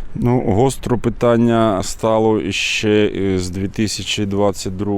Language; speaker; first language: Ukrainian; native; Ukrainian